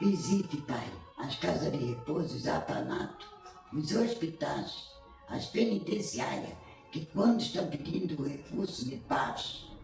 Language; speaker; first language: Portuguese; native; Portuguese